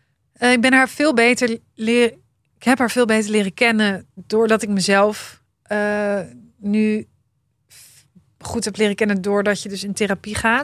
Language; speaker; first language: Dutch; native; Dutch